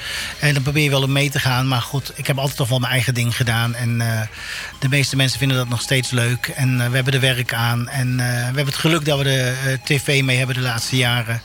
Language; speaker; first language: Dutch; native; Dutch